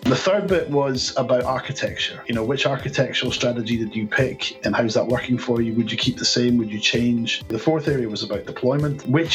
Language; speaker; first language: English; native; English